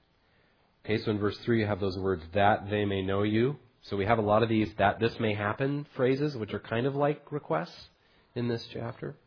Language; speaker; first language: English; native; English